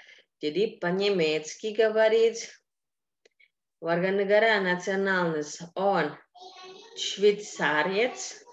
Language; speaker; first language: Russian; non-native, fluent; Indonesian